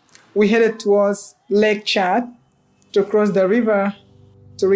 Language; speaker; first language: English; non-native, local second language; Hausa